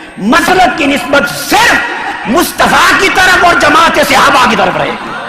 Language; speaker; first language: Urdu; native; Urdu